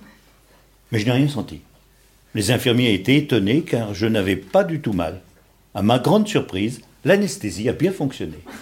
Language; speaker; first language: French; early bilingual, other home language; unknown